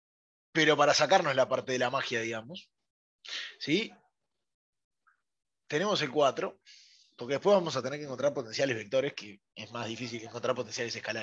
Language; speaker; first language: Spanish; native; Spanish